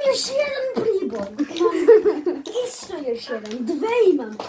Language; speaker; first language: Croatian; early bilingual, heritage; Croatian